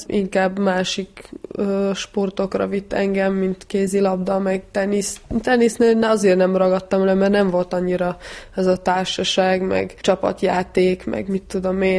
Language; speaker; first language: Hungarian; early bilingual, heritage; Hungarian